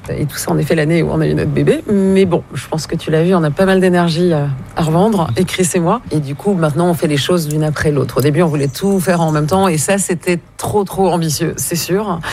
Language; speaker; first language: French; native; French